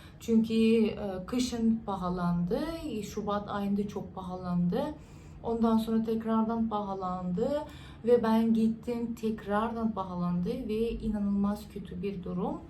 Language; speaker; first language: Turkish; non-native, fluent; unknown